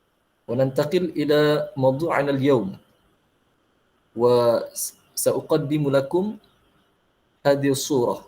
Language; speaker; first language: Arabic; non-native, fluent; Malay